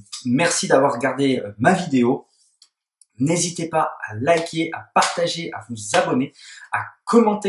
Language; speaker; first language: French; native; French